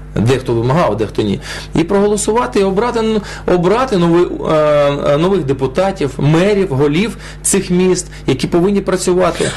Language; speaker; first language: Ukrainian; non-native, local second language; Russian